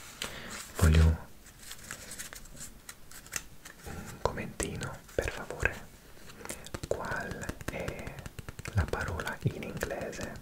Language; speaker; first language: Italian; non-native, learner; Welsh